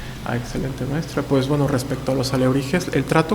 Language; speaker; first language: Spanish; native; Spanish